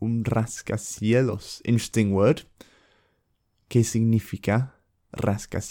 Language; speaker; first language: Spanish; non-native, fluent; English